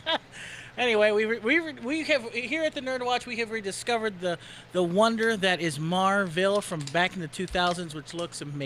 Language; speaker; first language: English; native; English